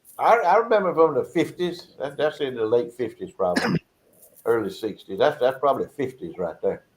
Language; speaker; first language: English; native; English